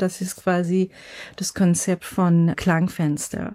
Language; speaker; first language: German; non-native, fluent; Persian